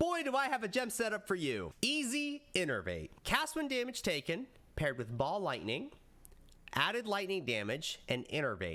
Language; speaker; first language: English; native; English